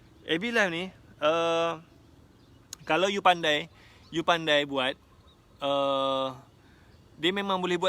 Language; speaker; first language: Malay; native; Malay